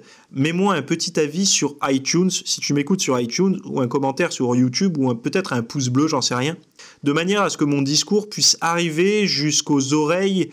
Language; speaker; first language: French; native; French